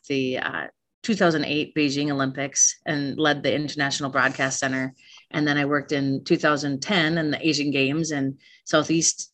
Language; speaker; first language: English; native; English